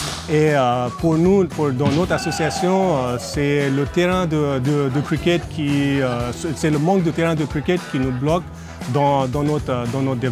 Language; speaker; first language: French; non-native, fluent; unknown